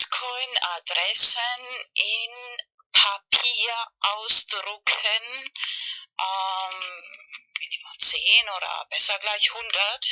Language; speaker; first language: German; non-native, learner; Spanish